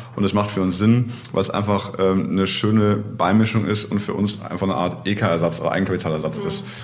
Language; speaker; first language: German; native; German